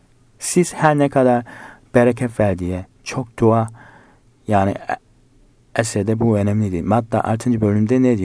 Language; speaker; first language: Turkish; non-native, learner; Korean